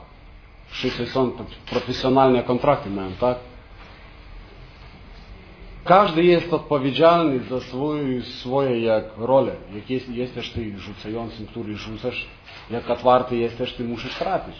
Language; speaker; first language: Polish; non-native, fluent; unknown